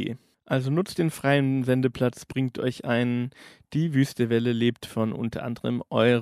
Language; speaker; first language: German; native; German